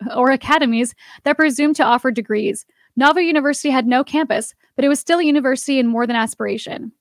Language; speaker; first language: English; native; English